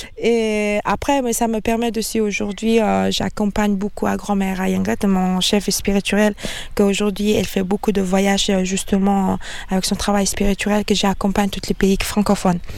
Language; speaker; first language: French; non-native, fluent; Mongolian